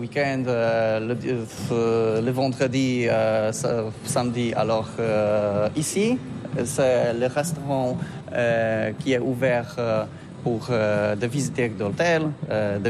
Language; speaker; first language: French; non-native, learner; Polish